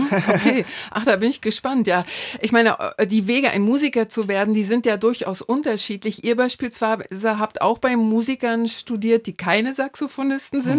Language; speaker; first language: German; native; German